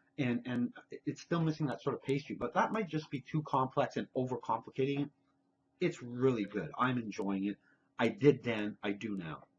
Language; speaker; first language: English; native; English